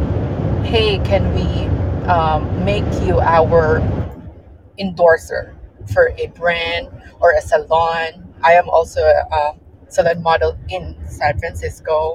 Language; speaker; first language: English; non-native, local second language; Cebuano